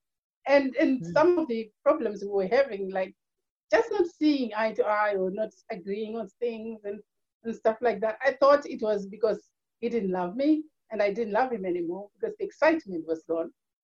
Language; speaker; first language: English; non-native, local second language; Shona